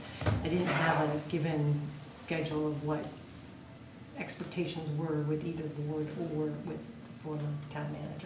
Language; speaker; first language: English; native; English